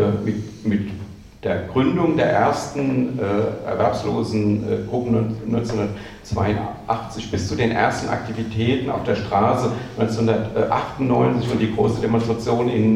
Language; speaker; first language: German; native; German